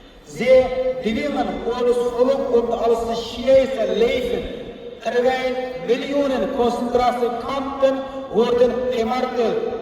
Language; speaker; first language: Dutch; non-native, learner; Uyghur